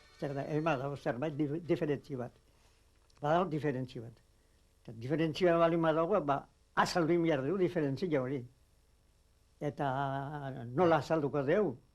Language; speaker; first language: Basque; native; Basque